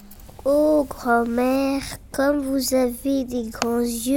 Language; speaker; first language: French; non-native, learner; Spanish